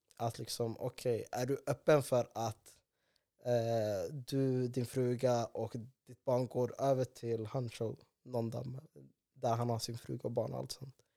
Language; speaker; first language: Swedish; early bilingual, other home language; Somali